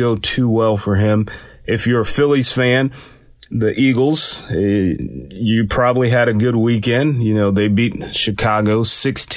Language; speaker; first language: English; native; English